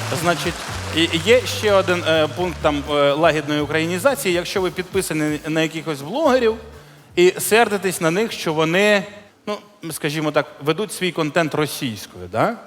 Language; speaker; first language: Ukrainian; non-native, local second language; Russian